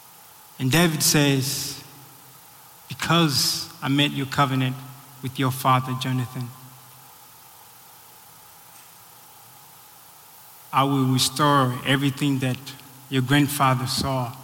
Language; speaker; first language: English; non-native, local second language; Rundi